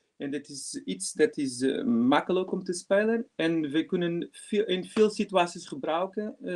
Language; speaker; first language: Dutch; non-native, learner; Portuguese